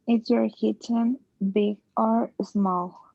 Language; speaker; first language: English; non-native, learner; Spanish